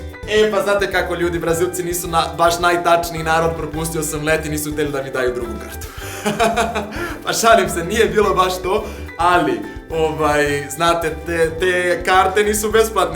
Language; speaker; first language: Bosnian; non-native, fluent; Portuguese